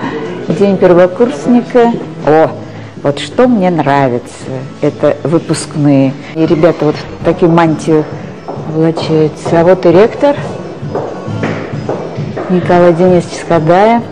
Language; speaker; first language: Russian; native; Russian